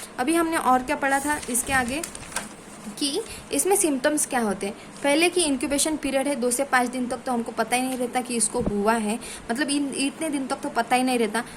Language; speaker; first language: Hindi; non-native, local second language; Marathi